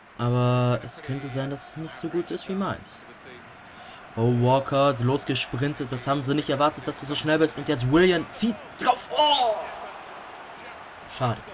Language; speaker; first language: German; native; German